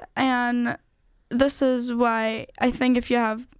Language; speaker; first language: English; non-native, fluent; German